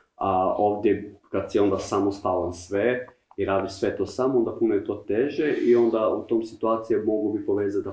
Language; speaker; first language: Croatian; non-native, learner; Albanian